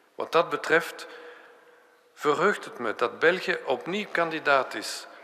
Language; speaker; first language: Dutch; non-native, local second language; French